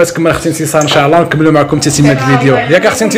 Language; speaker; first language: Arabic; native; Arabic